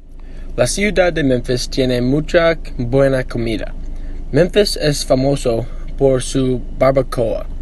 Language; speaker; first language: Spanish; non-native, learner; English